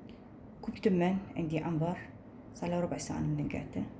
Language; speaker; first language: Arabic; native; Arabic